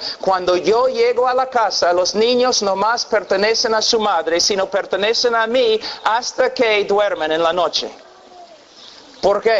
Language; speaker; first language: Spanish; non-native, fluent; English